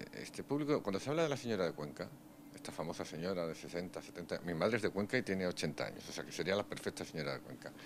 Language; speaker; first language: Spanish; native; Spanish